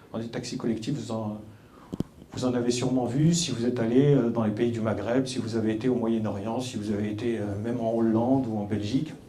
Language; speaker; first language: French; early bilingual, other home language; Arabic